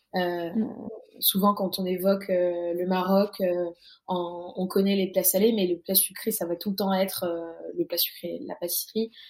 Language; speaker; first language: French; native; French